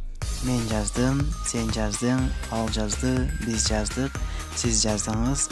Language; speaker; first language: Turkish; non-native, fluent; Kyrgyz